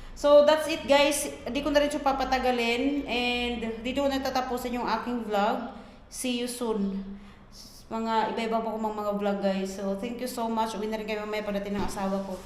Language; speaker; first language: Filipino; native; Filipino